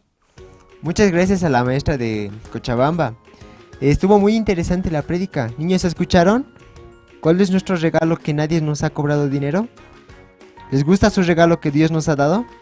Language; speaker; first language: Spanish; native; Spanish